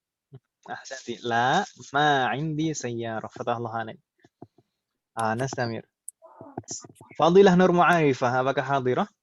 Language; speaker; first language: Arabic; non-native, fluent; Indonesian